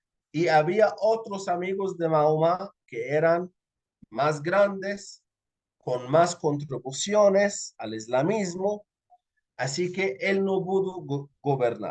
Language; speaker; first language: Spanish; non-native, fluent; Arabic